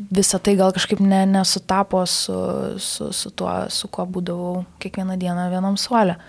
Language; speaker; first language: Lithuanian; native; Lithuanian